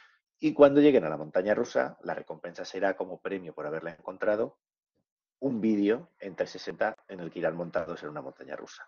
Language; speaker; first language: Spanish; native; Spanish